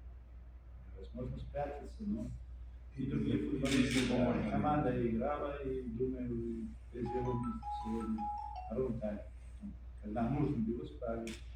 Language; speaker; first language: Russian; non-native, fluent; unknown